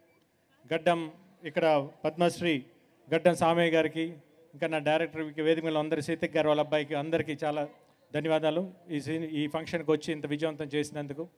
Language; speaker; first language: Telugu; native; Telugu